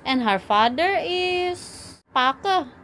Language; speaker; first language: Dutch; non-native, learner; Filipino